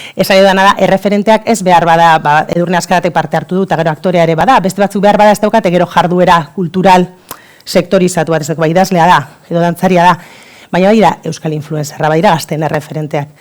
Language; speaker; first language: Basque; non-native, local second language; Spanish